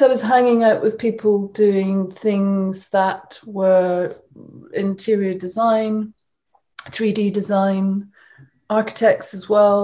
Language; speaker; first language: English; native; English